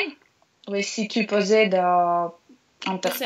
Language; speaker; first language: French; non-native, learner; Russian